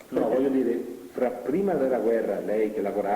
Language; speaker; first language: Italian; native; Italian